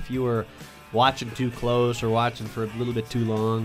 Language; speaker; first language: English; native; English